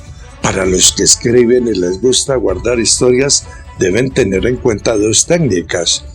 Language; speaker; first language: Spanish; native; Spanish